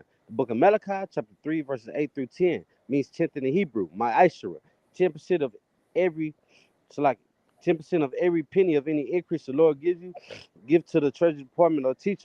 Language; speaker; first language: English; native; English